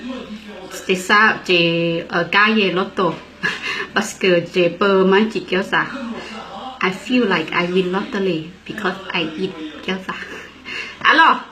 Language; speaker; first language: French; non-native, learner; Thai